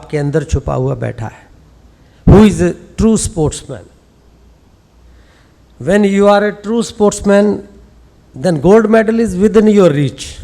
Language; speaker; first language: Hindi; native; Hindi